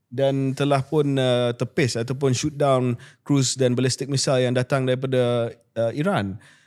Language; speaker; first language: Malay; native; Malay